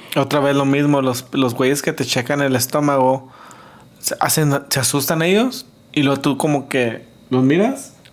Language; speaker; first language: Spanish; early bilingual, heritage; Spanish